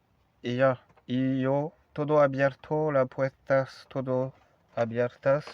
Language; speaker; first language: Spanish; non-native, learner; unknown